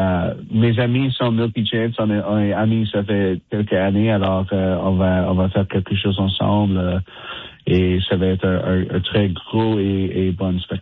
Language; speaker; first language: French; non-native, fluent; English